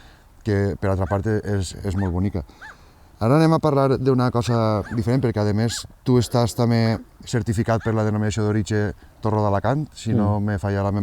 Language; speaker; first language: Catalan; native; Catalan